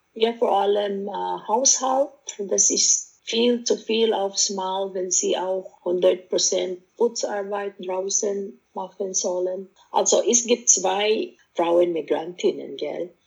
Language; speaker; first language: German; non-native, fluent; Filipino